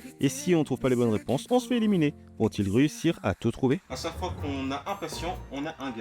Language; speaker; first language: French; native; French